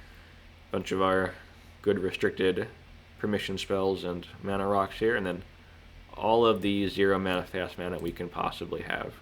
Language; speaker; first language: English; native; English